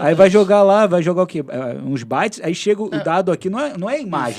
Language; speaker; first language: Portuguese; native; Portuguese